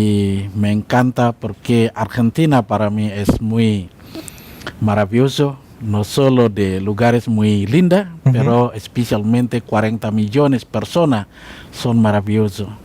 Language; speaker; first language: Spanish; non-native, learner; Indonesian